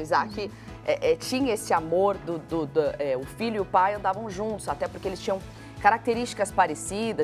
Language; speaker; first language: Portuguese; native; Portuguese